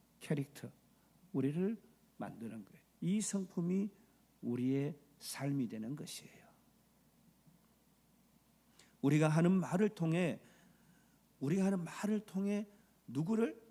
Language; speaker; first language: Korean; native; Korean